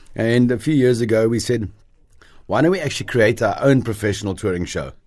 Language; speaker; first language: English; native; English